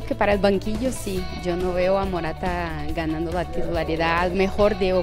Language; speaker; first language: Spanish; native; Spanish